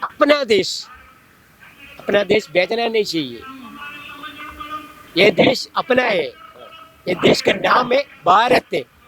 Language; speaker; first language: Hindi; non-native, local second language; Malayalam